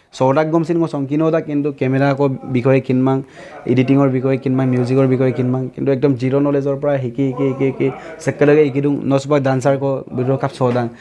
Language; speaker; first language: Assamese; non-native, local second language; Mising